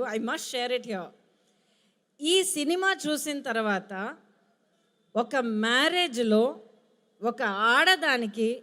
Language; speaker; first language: Telugu; native; Telugu